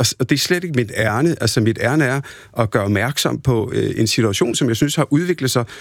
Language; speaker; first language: Danish; early bilingual, other home language; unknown